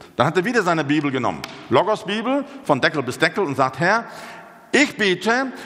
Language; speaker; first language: German; non-native, fluent; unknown